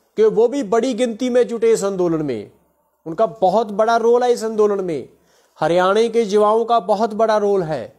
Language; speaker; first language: Hindi; non-native, local second language; Punjabi